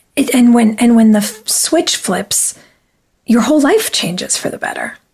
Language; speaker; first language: English; native; English